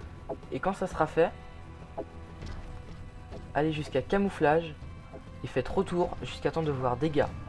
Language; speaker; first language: French; native; French